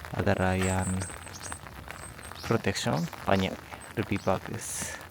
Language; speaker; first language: Indonesian; non-native, learner; Japanese